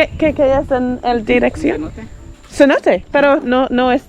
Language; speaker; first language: Spanish; non-native, learner; English